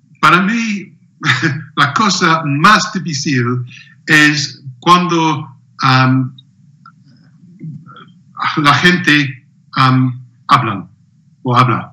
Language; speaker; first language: Spanish; non-native, learner; English